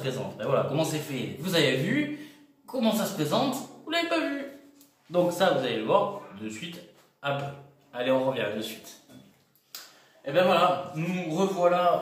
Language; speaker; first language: French; native; French